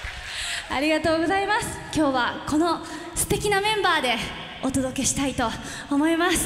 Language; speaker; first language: Japanese; native; Japanese